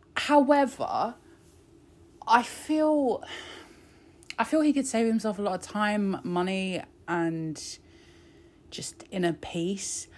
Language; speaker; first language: English; native; English